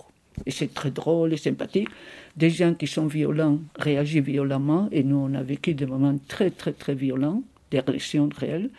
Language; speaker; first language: French; non-native, fluent; Spanish